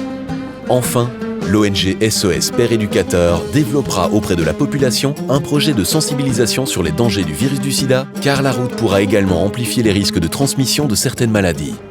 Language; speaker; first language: French; native; French